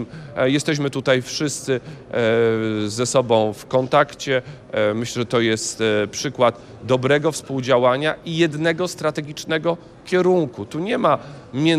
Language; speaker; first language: Polish; native; Polish